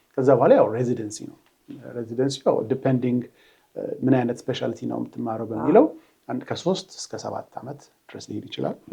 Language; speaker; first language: Amharic; native; Amharic